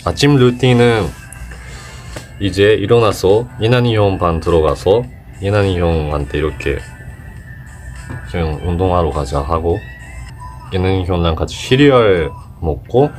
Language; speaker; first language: Korean; non-native, fluent; Japanese